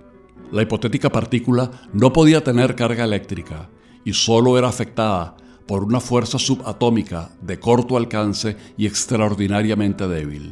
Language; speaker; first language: Spanish; native; Spanish